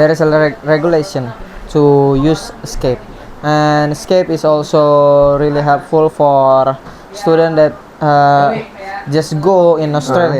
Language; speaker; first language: English; non-native, learner; Indonesian